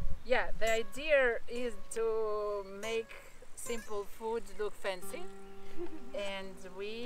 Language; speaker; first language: English; non-native, fluent; Russian